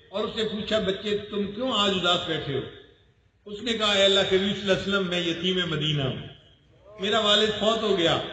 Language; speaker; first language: Urdu; non-native, local second language; Punjabi